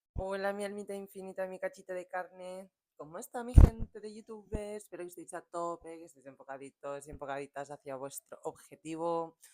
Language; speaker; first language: Spanish; early bilingual, other home language; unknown